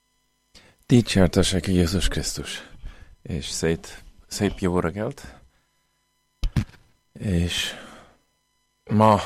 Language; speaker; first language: Hungarian; non-native, fluent; English